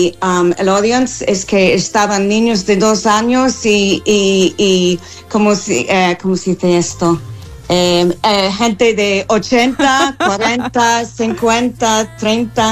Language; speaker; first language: Spanish; non-native, fluent; English